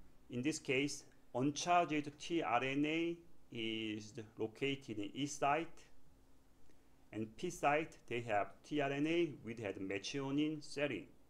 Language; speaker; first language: English; non-native, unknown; Korean